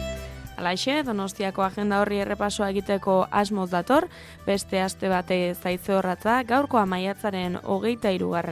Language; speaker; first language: Basque; native; Basque